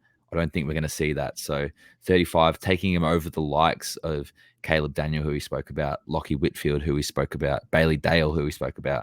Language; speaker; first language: English; native; English